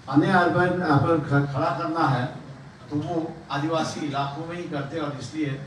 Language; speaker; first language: Hindi; non-native, local second language; Marathi